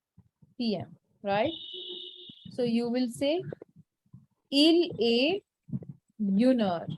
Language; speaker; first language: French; non-native, fluent; Hindi